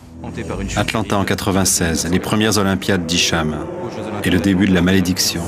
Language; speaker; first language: French; native; French